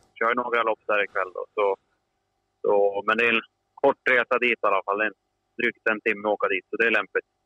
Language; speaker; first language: Swedish; native; Swedish